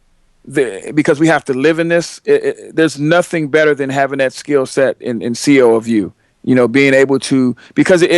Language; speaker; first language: English; native; English